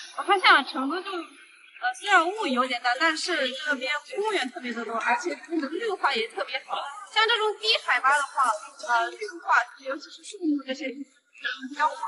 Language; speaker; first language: Chinese; non-native, local second language; Tibetan